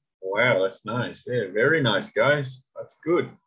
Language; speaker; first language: English; non-native, learner; Spanish